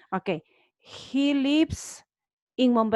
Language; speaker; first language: English; non-native, learner; Spanish